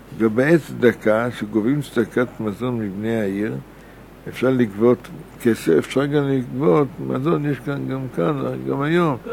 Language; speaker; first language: Hebrew; native; Hebrew